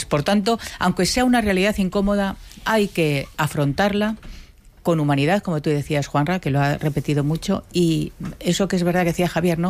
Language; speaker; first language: Spanish; native; Spanish